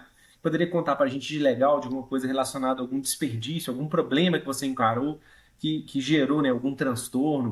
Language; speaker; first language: Portuguese; native; Portuguese